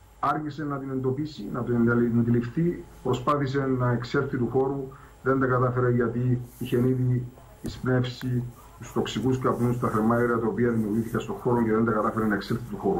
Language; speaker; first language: Greek; native; Greek